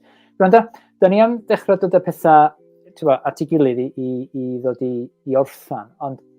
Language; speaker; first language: Welsh; native; Welsh